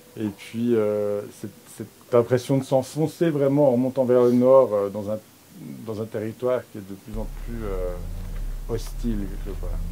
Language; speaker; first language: French; native; French